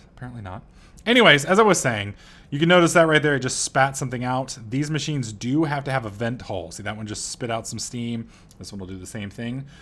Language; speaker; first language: English; native; English